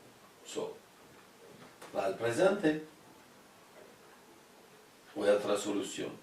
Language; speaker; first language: Spanish; non-native, fluent; French